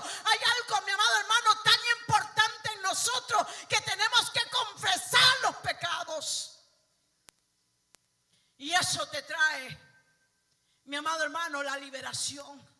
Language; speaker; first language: Spanish; native; Spanish